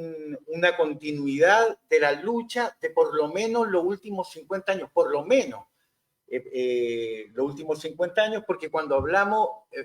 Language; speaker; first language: Spanish; native; Spanish